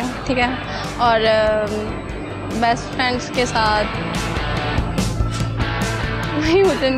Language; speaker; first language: Hindi; non-native, local second language; Punjabi